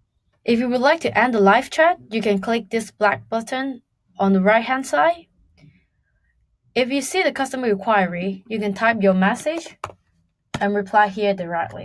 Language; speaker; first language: English; non-native, fluent; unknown